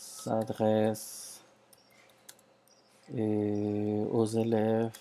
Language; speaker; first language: French; non-native, fluent; Spanish